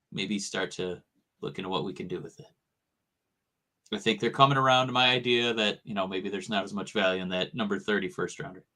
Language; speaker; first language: English; native; English